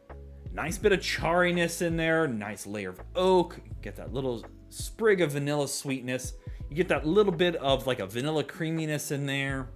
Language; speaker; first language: English; native; English